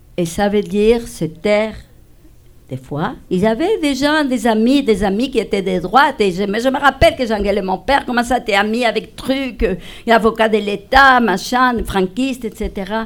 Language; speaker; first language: French; non-native, fluent; Spanish